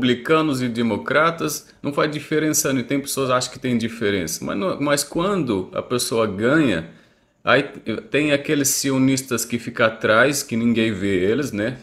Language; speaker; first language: Portuguese; non-native, fluent; Arabic